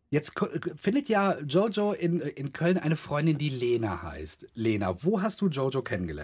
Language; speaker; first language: German; native; German